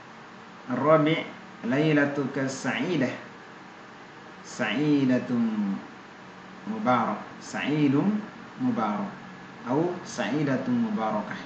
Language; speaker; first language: Arabic; non-native, fluent; Indonesian